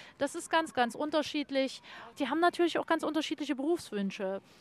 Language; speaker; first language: German; native; German